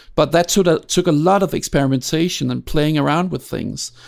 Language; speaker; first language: English; non-native, fluent; Danish